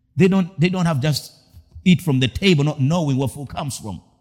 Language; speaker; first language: English; non-native, local second language; Ganda